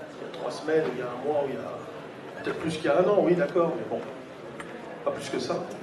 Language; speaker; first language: French; native; French